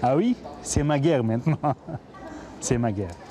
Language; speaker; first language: French; non-native, learner; Arabic